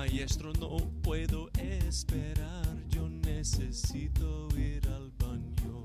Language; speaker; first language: Spanish; non-native, learner; English